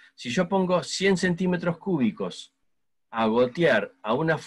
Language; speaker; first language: Spanish; native; Spanish